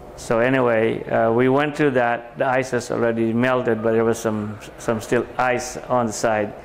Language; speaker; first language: English; non-native, local second language; Filipino